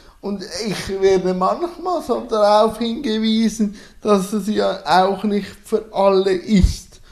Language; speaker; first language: German; native; German